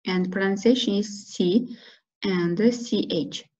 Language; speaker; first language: English; non-native, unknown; Kazakh